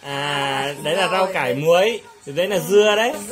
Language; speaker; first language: Vietnamese; native; Vietnamese